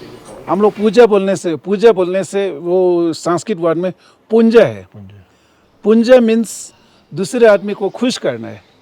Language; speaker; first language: Hindi; non-native, local second language; Ladakhi